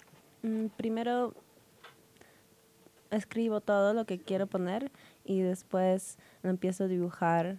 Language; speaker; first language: Spanish; early bilingual, heritage; Spanish